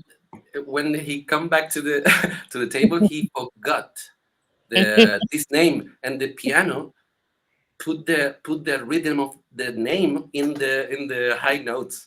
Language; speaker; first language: English; non-native, learner; Spanish